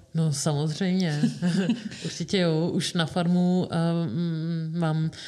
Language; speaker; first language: Czech; native; Czech